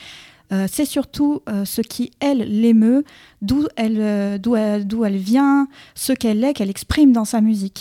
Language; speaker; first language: French; native; French